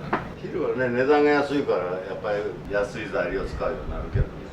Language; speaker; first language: Japanese; native; Japanese